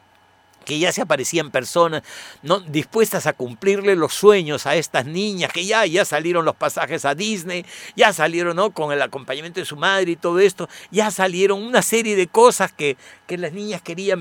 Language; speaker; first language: Spanish; native; Spanish